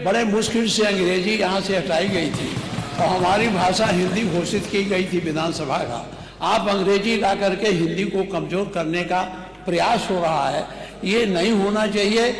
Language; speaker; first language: Hindi; native; Hindi